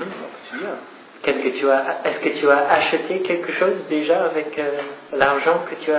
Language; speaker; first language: French; non-native, fluent; English